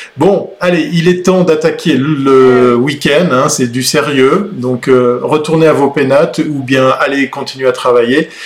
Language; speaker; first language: French; native; French